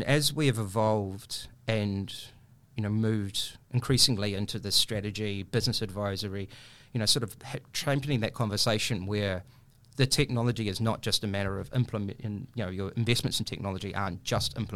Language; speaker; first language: English; native; English